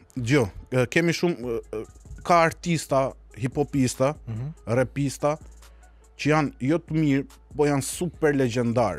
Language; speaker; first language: Albanian; native; Albanian